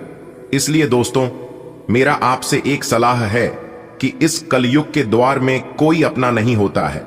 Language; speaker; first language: Hindi; native; Hindi